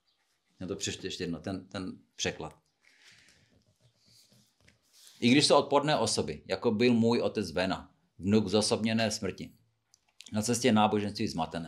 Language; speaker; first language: Czech; non-native, fluent; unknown